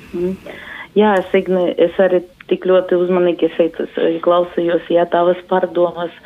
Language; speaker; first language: Latvian; non-native, local second language; Russian